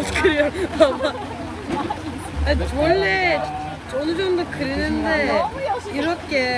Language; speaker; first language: Korean; non-native, fluent; Turkish